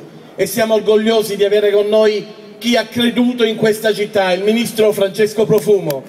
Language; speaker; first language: Italian; native; Italian